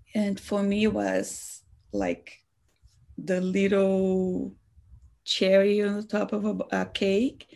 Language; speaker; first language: English; non-native, fluent; Portuguese